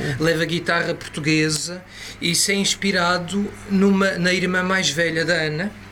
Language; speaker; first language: Portuguese; native; Portuguese